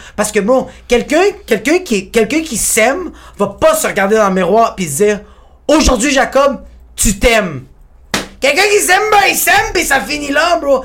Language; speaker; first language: French; early bilingual, other home language; Spanish